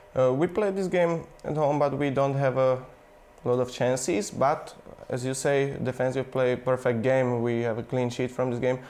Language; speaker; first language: English; non-native, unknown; Slovak